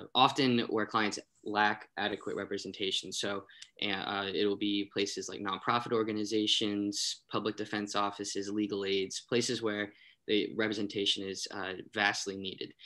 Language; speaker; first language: English; native; English